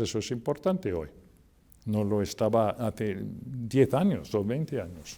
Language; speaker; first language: Spanish; non-native, fluent; French